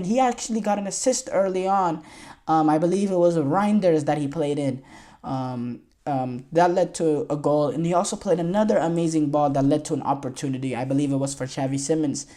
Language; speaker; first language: English; native; English